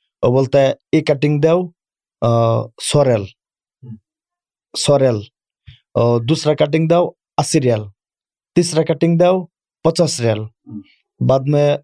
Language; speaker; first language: Urdu; non-native, learner; Bangla